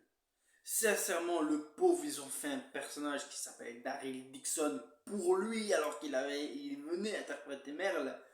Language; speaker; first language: French; native; French